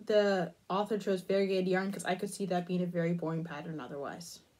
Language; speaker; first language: English; native; English